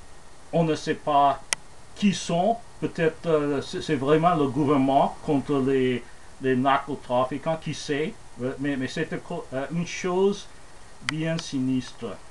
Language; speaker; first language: French; non-native, fluent; English